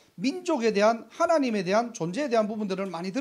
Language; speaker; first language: Korean; native; Korean